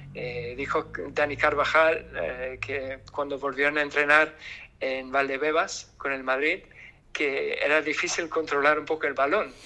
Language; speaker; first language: Spanish; non-native, fluent; English